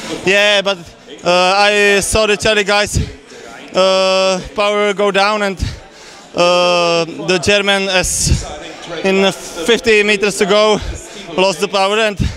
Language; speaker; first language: English; non-native, learner; Czech